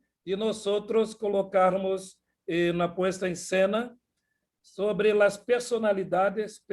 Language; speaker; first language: Portuguese; non-native, fluent; Spanish